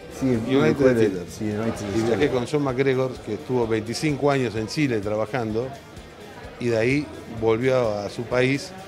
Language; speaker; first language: Spanish; native; Spanish